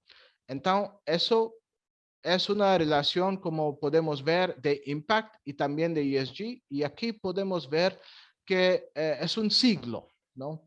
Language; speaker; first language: Spanish; non-native, fluent; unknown